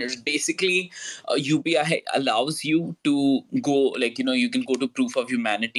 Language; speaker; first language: English; non-native, local second language; Hindi